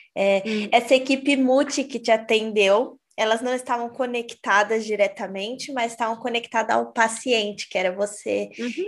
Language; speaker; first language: Portuguese; native; Portuguese